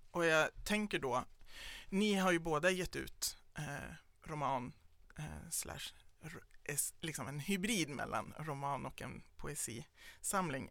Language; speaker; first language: Swedish; native; Swedish